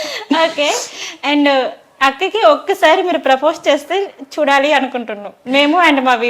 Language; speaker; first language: Telugu; native; Telugu